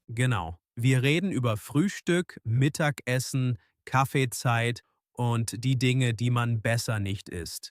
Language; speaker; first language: German; non-native, fluent; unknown